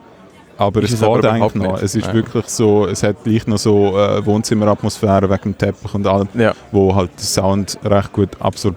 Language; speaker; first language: German; native; German